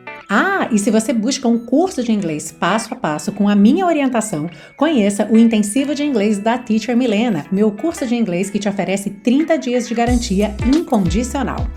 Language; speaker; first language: Portuguese; native; Portuguese